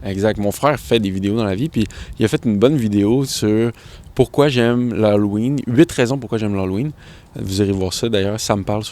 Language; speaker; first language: French; native; French